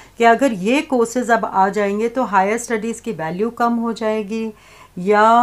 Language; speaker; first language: Hindi; native; Hindi